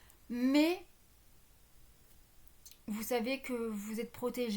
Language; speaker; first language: French; native; French